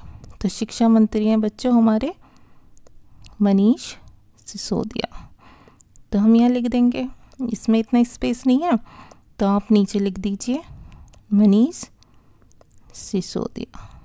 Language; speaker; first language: Hindi; native; Hindi